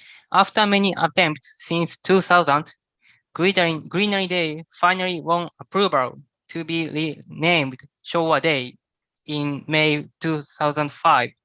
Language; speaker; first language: English; non-native, learner; Japanese